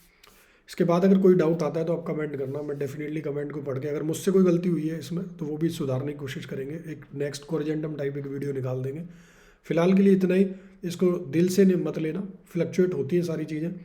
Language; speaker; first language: Hindi; native; Hindi